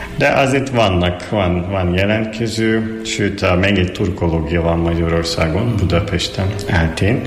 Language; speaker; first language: Hungarian; non-native, fluent; Turkish